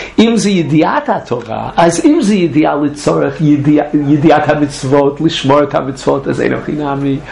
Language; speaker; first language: Hebrew; non-native, fluent; English